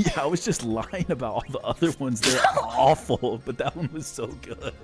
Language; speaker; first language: English; native; English